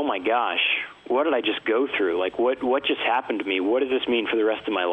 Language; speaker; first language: English; native; English